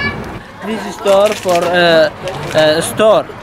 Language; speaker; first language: English; non-native, learner; Arabic